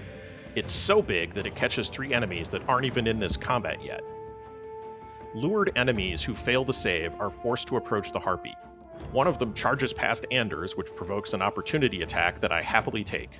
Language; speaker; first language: English; native; English